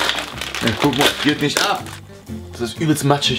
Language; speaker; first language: German; native; German